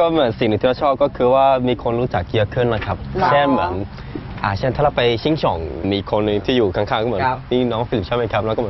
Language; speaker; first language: Thai; non-native, fluent; Swedish